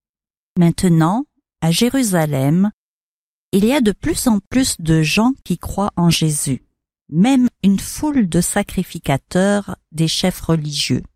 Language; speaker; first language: French; native; French